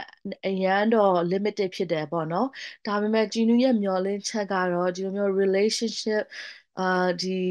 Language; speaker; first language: Burmese; non-native, local second language; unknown